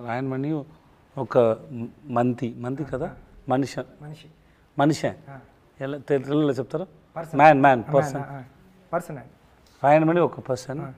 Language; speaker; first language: Telugu; non-native, learner; Tamil